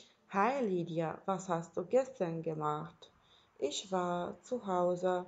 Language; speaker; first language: German; non-native, fluent; Albanian